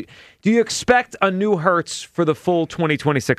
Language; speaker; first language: English; native; English